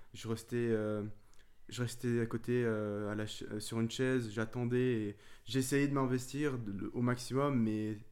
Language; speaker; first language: French; early bilingual, other home language; Arabic